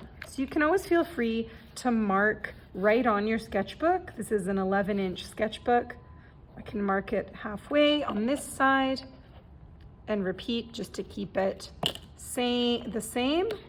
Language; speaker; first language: English; native; English